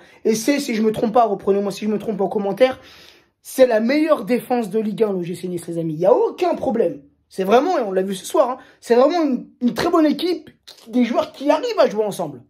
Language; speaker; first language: French; native; French